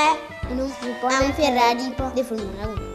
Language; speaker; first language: Spanish; native; Spanish